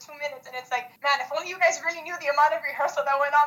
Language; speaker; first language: English; native; English